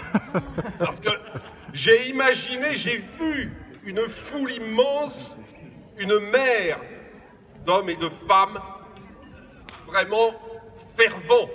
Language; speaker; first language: French; native; French